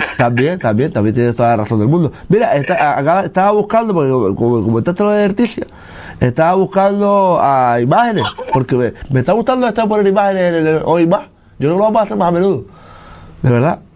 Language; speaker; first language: Spanish; native; Spanish